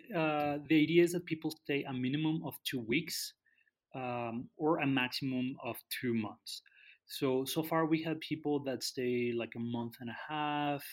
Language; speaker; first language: English; non-native, fluent; Spanish